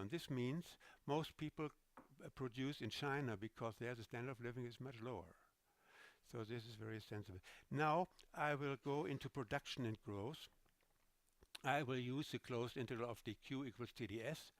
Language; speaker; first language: English; non-native, fluent; German